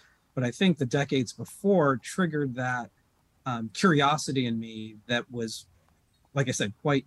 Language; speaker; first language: English; native; English